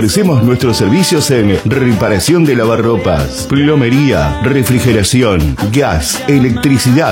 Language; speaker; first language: Spanish; native; Spanish